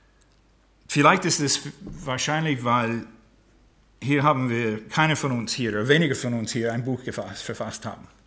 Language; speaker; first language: German; non-native, fluent; English